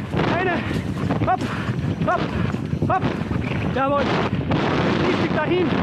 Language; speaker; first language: German; native; German